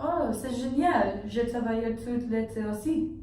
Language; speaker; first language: French; non-native, learner; English